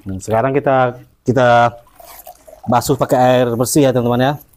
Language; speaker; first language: Indonesian; native; Indonesian